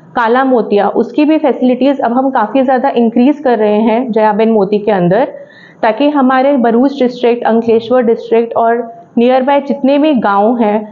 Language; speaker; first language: Hindi; native; Hindi